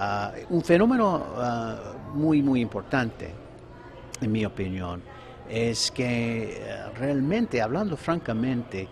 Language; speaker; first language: Spanish; non-native, fluent; English